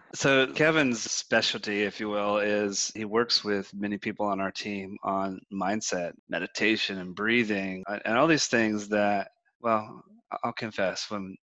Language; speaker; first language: English; native; English